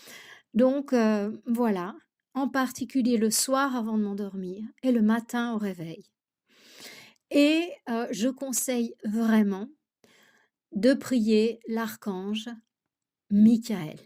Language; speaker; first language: French; native; French